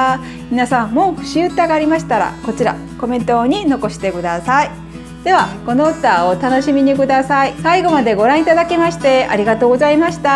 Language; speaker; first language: Japanese; non-native, fluent; Korean